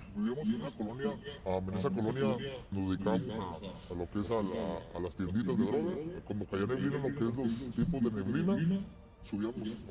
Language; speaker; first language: Spanish; native; Spanish